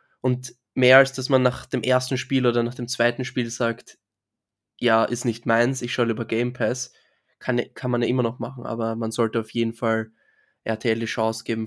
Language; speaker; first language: German; native; German